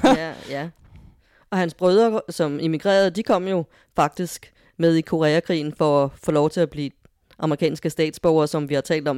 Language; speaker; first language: Danish; native; Danish